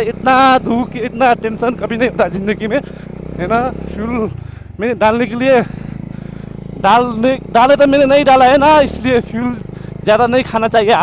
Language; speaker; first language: Hindi; non-native, learner; Nepali